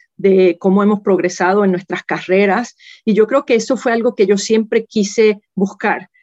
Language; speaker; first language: Spanish; native; Spanish